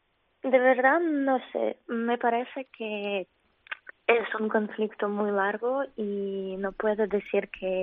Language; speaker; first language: Spanish; non-native, fluent; Ukrainian